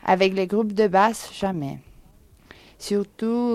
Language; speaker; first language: French; non-native, fluent; Spanish